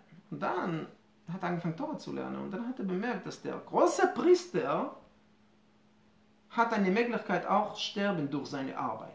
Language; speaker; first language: German; non-native, fluent; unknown